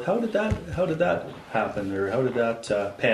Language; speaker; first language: English; native; English